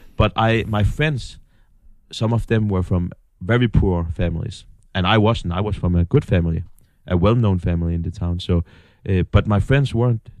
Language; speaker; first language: English; non-native, fluent; Danish